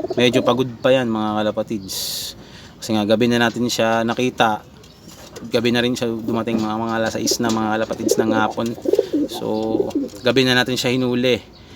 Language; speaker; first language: Filipino; native; Filipino